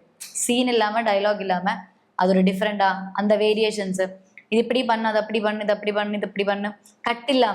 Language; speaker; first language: Tamil; non-native, learner; Malayalam